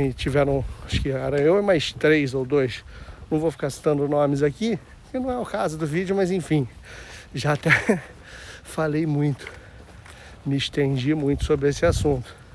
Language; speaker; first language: Portuguese; native; Portuguese